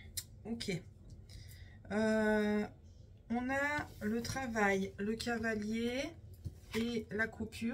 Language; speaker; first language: French; native; French